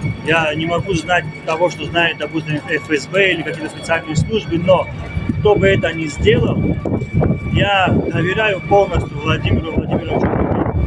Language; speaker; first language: Russian; native; Russian